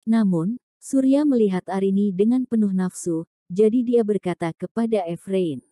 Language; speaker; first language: Indonesian; native; Indonesian